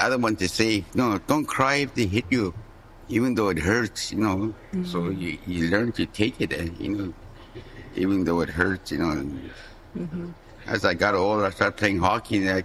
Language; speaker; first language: English; native; English